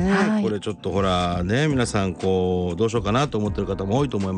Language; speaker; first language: Japanese; native; Japanese